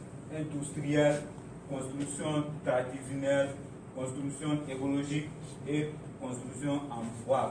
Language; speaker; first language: French; non-native, learner; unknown